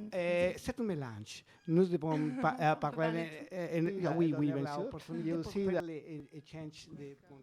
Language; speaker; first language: French; non-native, learner; Spanish